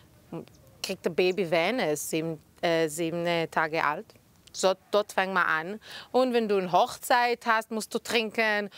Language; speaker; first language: German; non-native, fluent; Hebrew